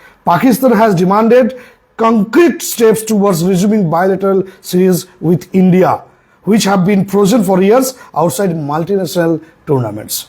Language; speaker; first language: English; non-native, local second language; Bangla